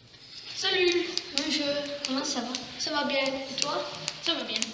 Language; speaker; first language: French; non-native, learner; Italian